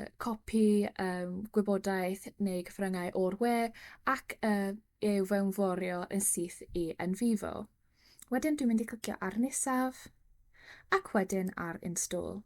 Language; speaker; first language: Welsh; non-native, local second language; English